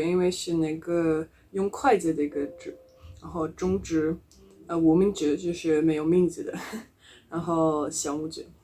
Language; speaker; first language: Chinese; non-native, learner; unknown